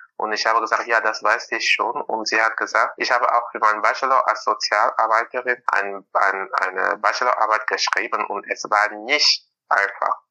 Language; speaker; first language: German; non-native, fluent; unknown